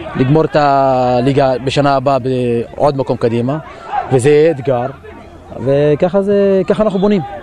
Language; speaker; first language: Hebrew; non-native, local second language; Arabic